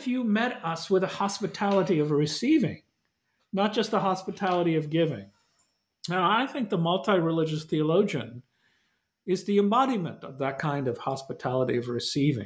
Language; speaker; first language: English; non-native, local second language; Malayalam